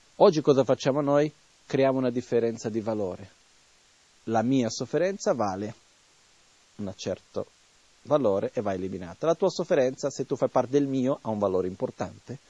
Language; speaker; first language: Italian; non-native, fluent; Portuguese